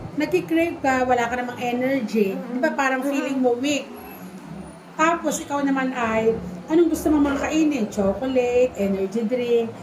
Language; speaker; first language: Filipino; native; Filipino